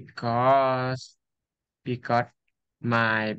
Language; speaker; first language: English; non-native, learner; Vietnamese